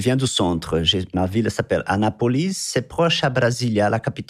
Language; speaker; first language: French; non-native, fluent; Portuguese